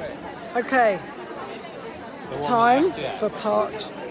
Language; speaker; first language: English; native; English